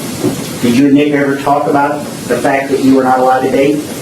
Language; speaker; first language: English; native; English